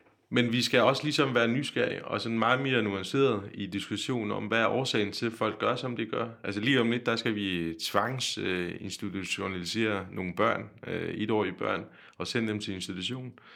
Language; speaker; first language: Danish; non-native, fluent; Turkish